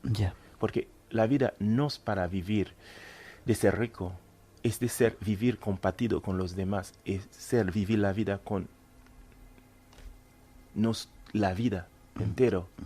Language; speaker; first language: Spanish; non-native, fluent; Haitian Creole